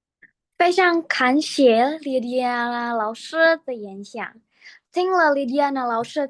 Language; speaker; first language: Chinese; non-native, learner; Indonesian